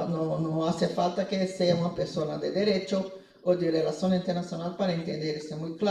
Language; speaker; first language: Spanish; non-native, fluent; Portuguese